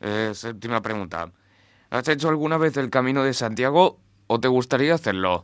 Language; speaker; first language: Spanish; native; Spanish